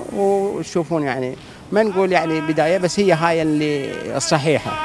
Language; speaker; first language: Arabic; native; Arabic